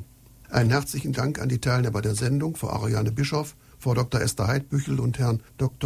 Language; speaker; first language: German; native; German